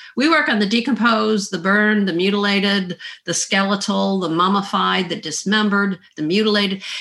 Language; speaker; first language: English; native; English